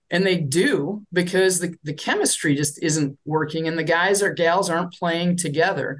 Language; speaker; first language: English; native; English